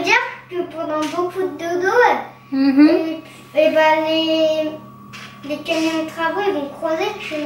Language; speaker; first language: French; native; French